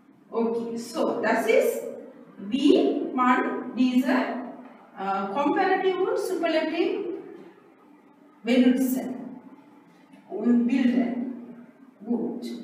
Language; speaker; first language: German; non-native, learner; Sinhala